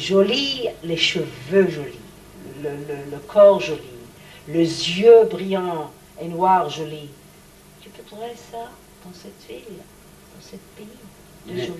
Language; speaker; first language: French; non-native, learner; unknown